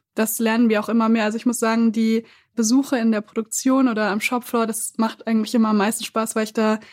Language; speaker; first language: German; native; German